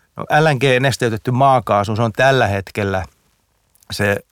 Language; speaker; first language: Finnish; native; Finnish